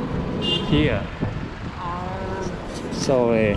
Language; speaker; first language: English; non-native, learner; Japanese